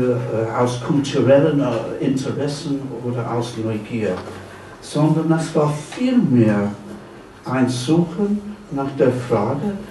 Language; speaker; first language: German; non-native, fluent; English